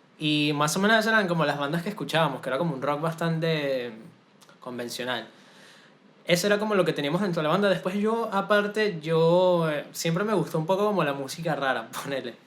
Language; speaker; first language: Spanish; native; Spanish